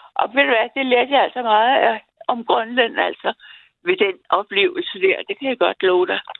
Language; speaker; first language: Danish; native; Danish